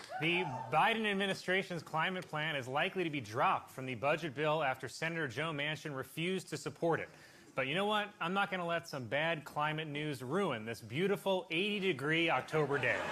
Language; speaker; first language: English; native; English